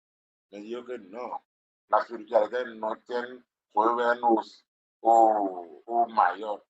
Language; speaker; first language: Spanish; non-native, learner; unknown